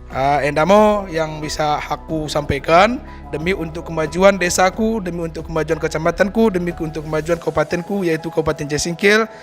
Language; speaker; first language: Malay; non-native, local second language; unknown